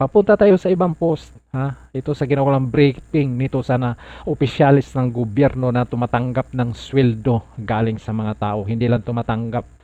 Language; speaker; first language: Filipino; non-native, local second language; Cebuano